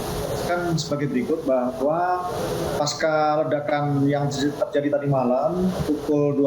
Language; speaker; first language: Indonesian; native; Indonesian